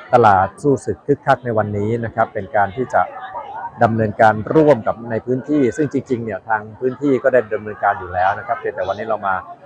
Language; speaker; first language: Thai; native; Thai